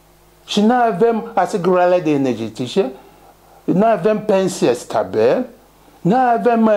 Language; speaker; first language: Romanian; non-native, learner; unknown